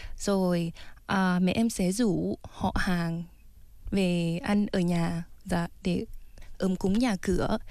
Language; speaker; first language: Vietnamese; early bilingual, heritage; Vietnamese